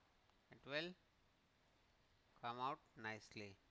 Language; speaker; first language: English; non-native, local second language; Hindi